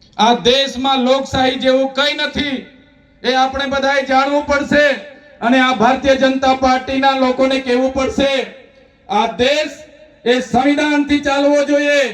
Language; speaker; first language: Gujarati; non-native, local second language; Vasavi